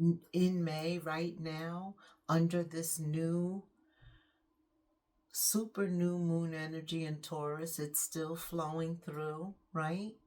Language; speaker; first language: English; native; English